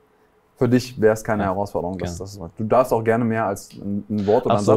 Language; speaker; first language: German; native; German